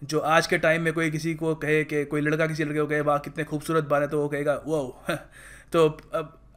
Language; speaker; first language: Hindi; native; Hindi